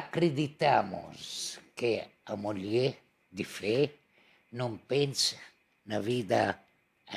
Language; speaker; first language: Portuguese; non-native, learner; Arabic